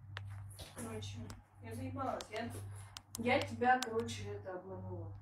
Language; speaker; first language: Russian; native; Russian